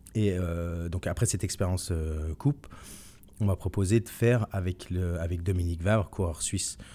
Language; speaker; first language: French; native; French